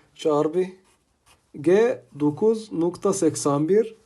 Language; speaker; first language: Turkish; non-native, fluent; Arabic